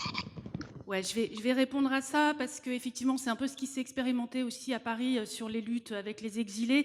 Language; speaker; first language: French; native; French